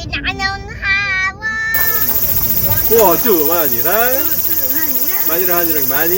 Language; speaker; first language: Korean; native; Korean